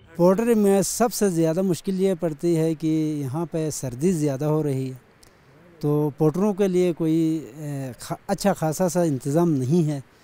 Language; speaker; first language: Urdu; non-native, local second language; Balti